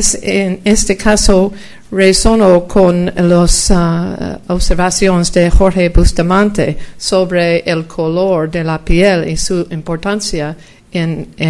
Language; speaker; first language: Spanish; non-native, fluent; English